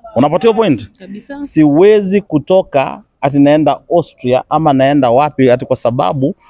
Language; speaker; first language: Swahili; native; Swahili